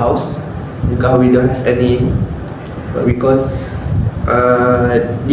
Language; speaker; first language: English; non-native, learner; Malay